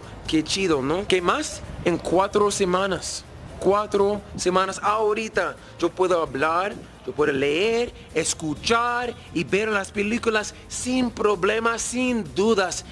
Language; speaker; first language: Spanish; non-native, learner; English